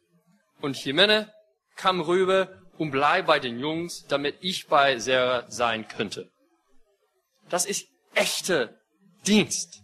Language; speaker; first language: German; non-native, fluent; English